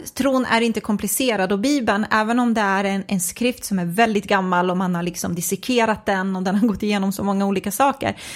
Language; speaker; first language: Swedish; early bilingual, other home language; Croatian